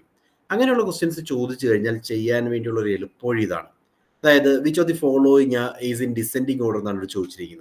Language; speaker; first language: Malayalam; native; Malayalam